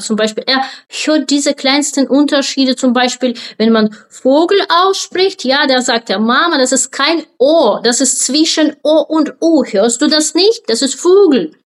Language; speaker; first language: German; non-native, fluent; Ukrainian